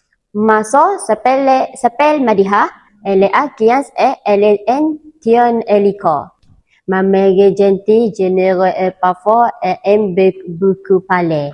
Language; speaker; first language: French; non-native, learner; Malay